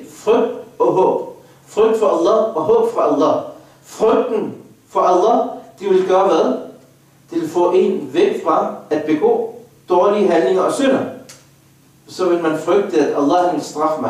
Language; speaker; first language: Danish; non-native, fluent; Arabic